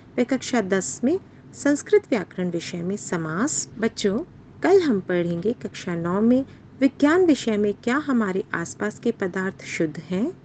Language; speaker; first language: Hindi; native; Hindi